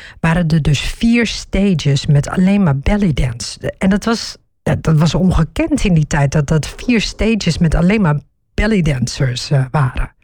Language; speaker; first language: Dutch; early bilingual, other home language; Turkish